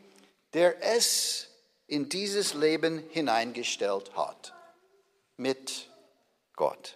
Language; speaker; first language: German; non-native, fluent; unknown